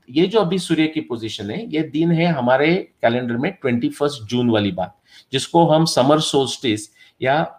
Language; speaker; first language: Hindi; non-native, local second language; Marathi